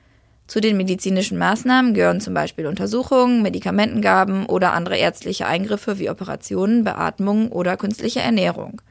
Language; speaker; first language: German; native; German